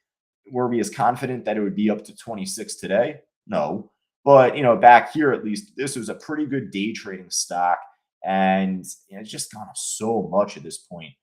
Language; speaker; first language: English; native; English